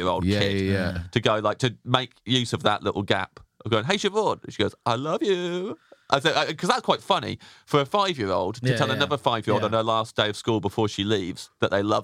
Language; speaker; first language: English; native; English